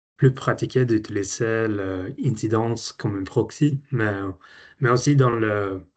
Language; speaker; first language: French; non-native, learner; Swedish